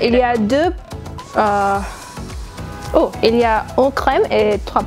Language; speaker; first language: French; non-native, learner; English